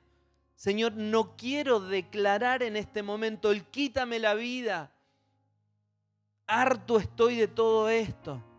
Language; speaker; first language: Spanish; native; Spanish